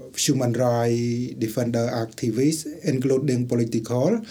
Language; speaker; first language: English; non-native, learner; Khmer